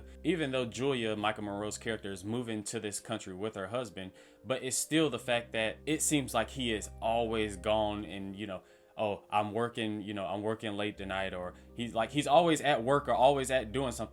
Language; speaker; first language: English; native; English